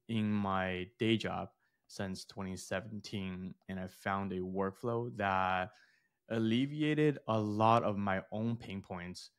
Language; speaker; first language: English; early bilingual, other home language; Chinese